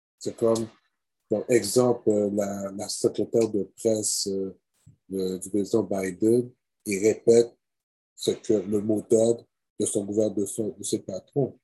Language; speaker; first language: French; native; French